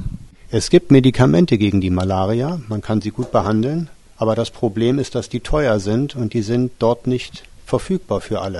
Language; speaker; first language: German; native; German